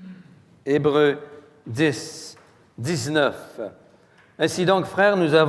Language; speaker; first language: French; native; French